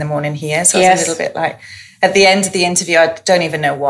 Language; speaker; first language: English; native; English